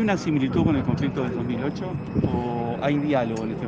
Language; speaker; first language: Spanish; native; Spanish